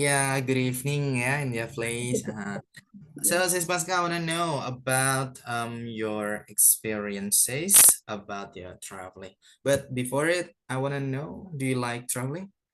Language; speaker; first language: English; non-native, fluent; Indonesian